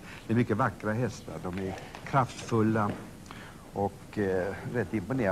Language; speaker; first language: Swedish; native; Swedish